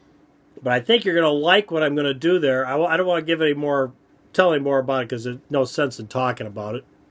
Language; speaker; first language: English; native; English